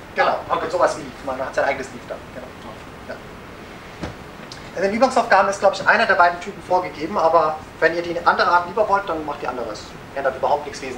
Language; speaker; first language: German; native; German